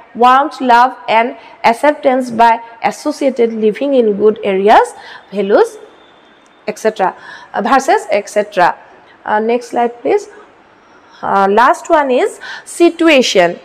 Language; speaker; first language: English; non-native, local second language; Assamese